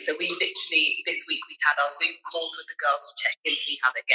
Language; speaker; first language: English; native; English